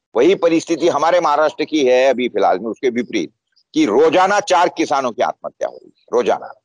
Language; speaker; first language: Hindi; non-native, local second language; Marathi